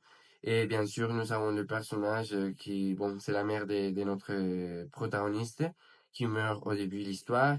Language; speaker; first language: French; non-native, learner; Spanish